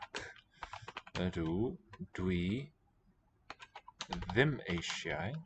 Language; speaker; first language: Welsh; non-native, learner; English